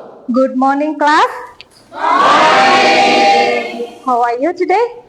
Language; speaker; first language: English; non-native, learner; Indonesian